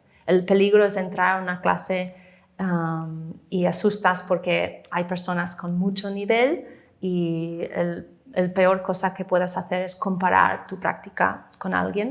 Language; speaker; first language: Spanish; non-native, fluent; English